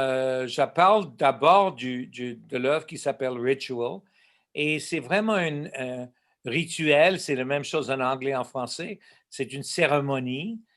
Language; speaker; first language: French; non-native, local second language; English